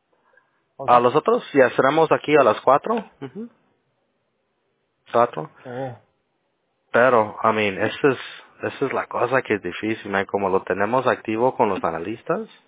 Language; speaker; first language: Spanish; early bilingual, heritage; Spanish